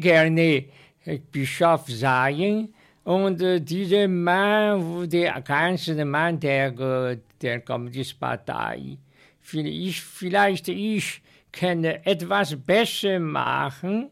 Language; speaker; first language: German; non-native, learner; Chinese